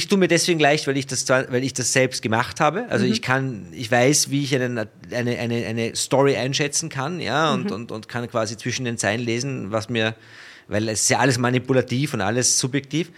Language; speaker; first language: German; native; German